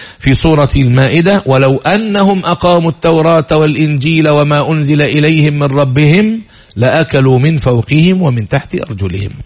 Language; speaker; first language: Arabic; native; Arabic